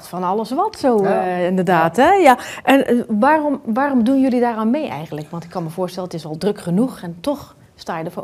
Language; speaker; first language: Dutch; native; Dutch